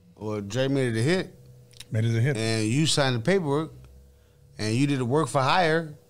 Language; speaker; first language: English; native; English